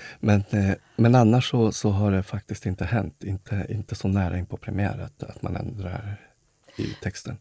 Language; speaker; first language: Swedish; early bilingual, other home language; Spanish